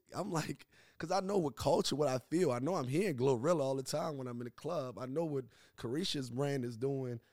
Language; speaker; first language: English; native; English